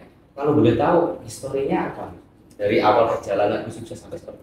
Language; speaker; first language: Indonesian; native; Indonesian